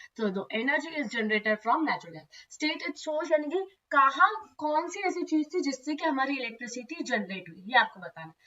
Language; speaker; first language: Hindi; non-native, local second language; Marathi